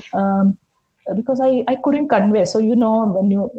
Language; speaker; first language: English; non-native, local second language; Malayalam